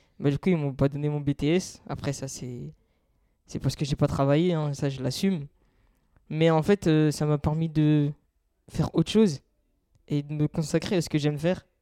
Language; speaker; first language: French; native; French